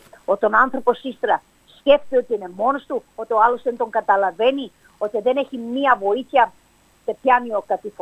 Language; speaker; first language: Greek; early bilingual, heritage; English